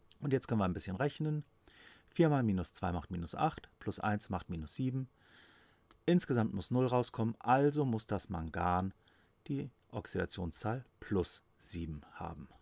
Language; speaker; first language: German; native; German